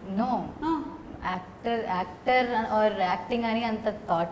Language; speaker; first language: Telugu; non-native, learner; Malayalam